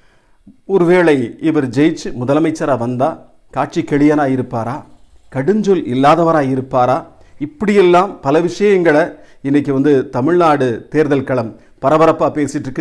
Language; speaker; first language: Tamil; native; Tamil